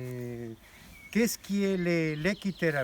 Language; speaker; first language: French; non-native, learner; Italian